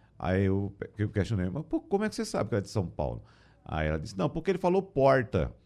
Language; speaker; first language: Portuguese; native; Portuguese